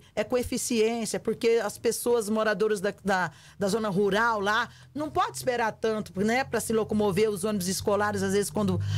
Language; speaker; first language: Portuguese; native; Portuguese